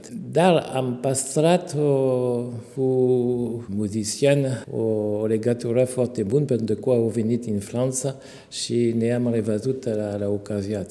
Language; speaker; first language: Romanian; non-native, fluent; French